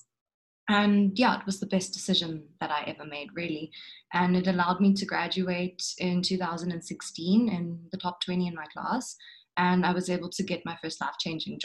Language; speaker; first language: English; native; English